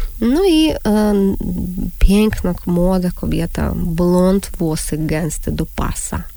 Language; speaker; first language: Polish; non-native, fluent; Russian